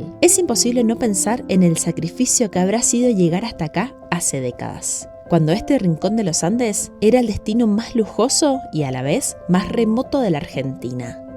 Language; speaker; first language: Spanish; native; Spanish